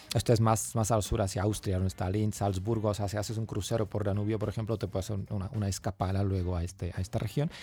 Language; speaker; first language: Spanish; non-native, fluent; Czech